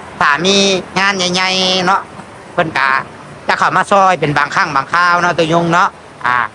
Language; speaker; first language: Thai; non-native, local second language; Lao